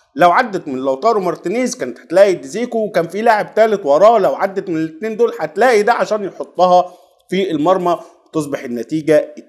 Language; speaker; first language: Arabic; native; Arabic